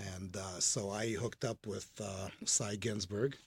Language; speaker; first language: English; early bilingual, other home language; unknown